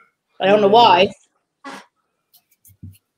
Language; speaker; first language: English; native; English